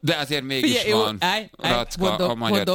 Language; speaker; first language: Hungarian; native; Hungarian